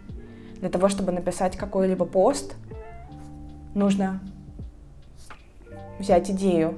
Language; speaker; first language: Russian; native; Russian